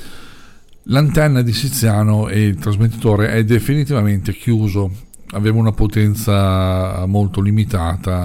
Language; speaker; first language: Italian; native; Italian